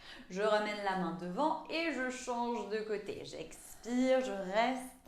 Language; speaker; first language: French; native; French